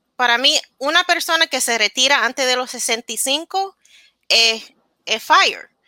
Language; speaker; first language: Spanish; early bilingual, heritage; Spanish